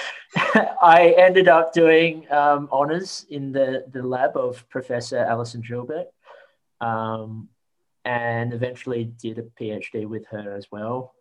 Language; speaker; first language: English; native; English